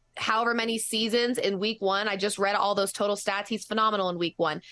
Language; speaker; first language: English; native; English